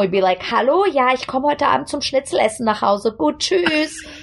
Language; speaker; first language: German; early bilingual, heritage; German